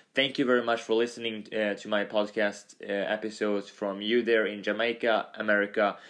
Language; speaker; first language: English; non-native, fluent; Swedish